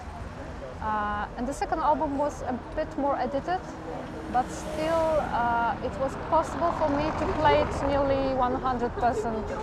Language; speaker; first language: English; non-native, fluent; Polish